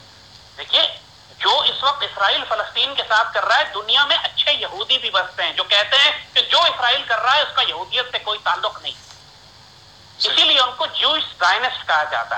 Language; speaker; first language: Urdu; native; Urdu